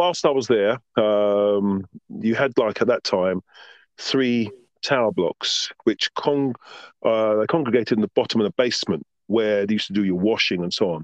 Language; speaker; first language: English; native; English